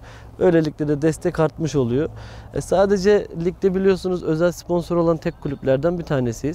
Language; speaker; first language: Turkish; native; Turkish